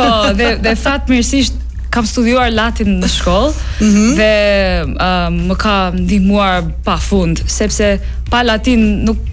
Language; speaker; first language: Albanian; non-native, learner; English